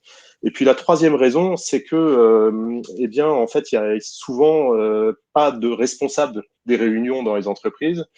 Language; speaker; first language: French; native; French